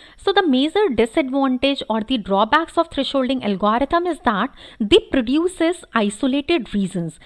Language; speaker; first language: English; non-native, local second language; Hindi